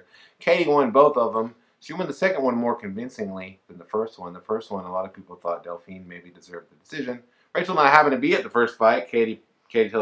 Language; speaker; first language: English; native; English